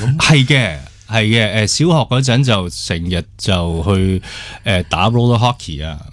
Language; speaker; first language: Cantonese; early bilingual, heritage; Cantonese